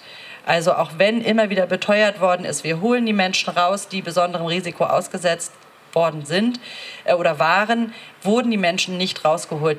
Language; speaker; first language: German; native; German